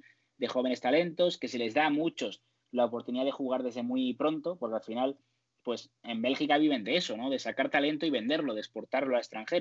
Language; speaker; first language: Spanish; native; Spanish